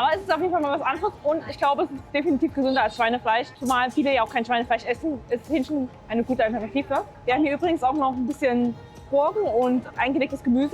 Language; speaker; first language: German; native; German